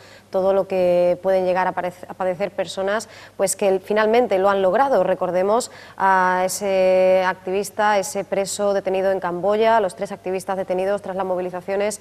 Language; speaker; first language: Spanish; native; Spanish